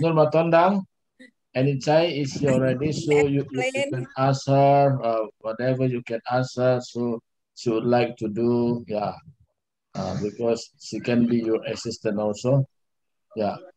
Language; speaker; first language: English; non-native, fluent; Indonesian